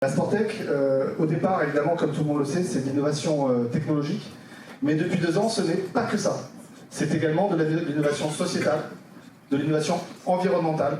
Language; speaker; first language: French; native; French